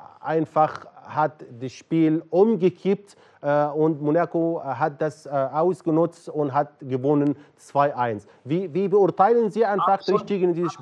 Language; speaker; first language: German; non-native, learner; Arabic